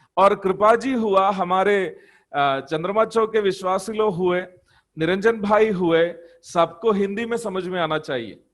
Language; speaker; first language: Hindi; non-native, local second language; Malayalam